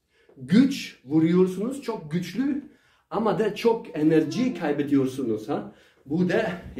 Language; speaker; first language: Turkish; non-native, learner; Arabic